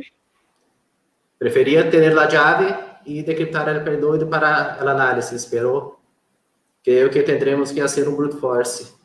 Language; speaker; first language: Spanish; non-native, fluent; Portuguese